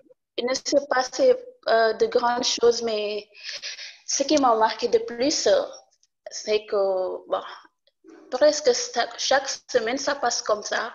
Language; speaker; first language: French; non-native, local second language; Wolof